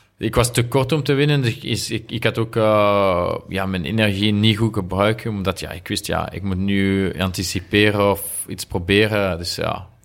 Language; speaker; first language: Dutch; non-native, local second language; French